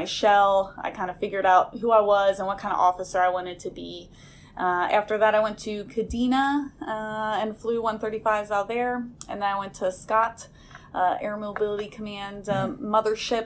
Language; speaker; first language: English; native; English